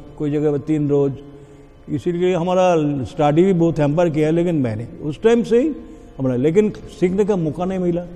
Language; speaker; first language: Hindi; non-native, local second language; Bangla